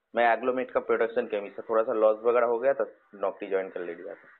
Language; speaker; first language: Hindi; non-native, local second language; Bangla